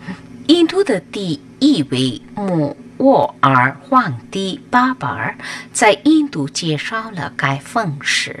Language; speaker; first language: Chinese; non-native, fluent; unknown